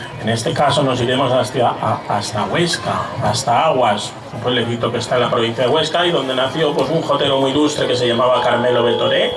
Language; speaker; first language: Spanish; native; Spanish